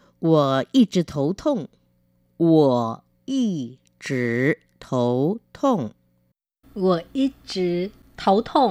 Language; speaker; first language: Chinese; non-native, fluent; Vietnamese